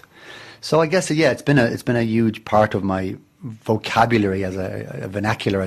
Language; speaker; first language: English; native; English